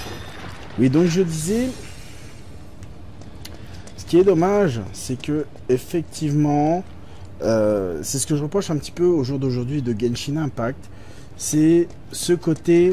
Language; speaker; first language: French; native; French